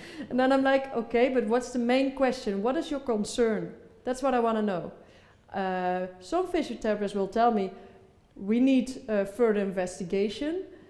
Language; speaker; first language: English; non-native, fluent; Dutch